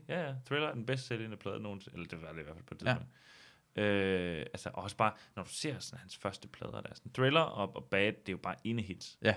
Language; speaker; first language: Danish; native; Danish